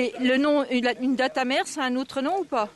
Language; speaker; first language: French; native; French